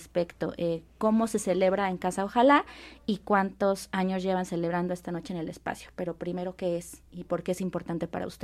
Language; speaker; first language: Spanish; native; Spanish